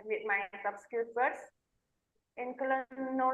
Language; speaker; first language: English; non-native, learner; Indonesian